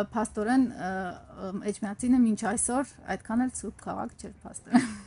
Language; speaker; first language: Armenian; native; Armenian